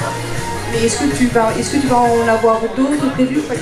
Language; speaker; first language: French; native; French